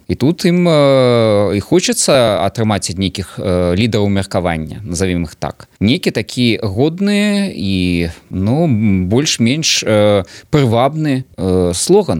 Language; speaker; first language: Belarusian; non-native, local second language; Russian